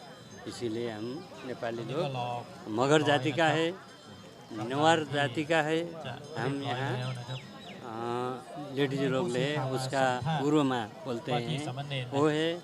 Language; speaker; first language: Hindi; non-native, learner; Nepali